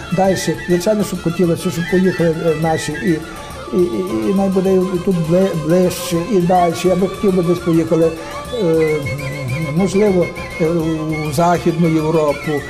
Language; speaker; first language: Ukrainian; native; Ukrainian